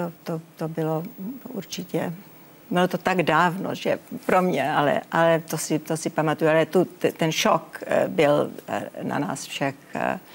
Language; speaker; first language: Czech; early bilingual, heritage; Czech